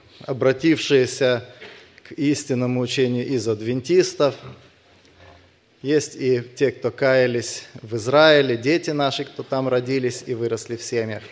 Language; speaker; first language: Russian; native; Russian